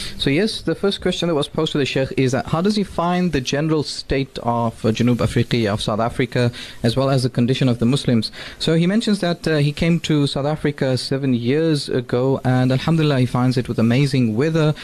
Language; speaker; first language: English; native; English